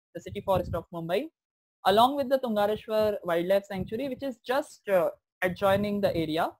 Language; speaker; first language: English; non-native, local second language; Marathi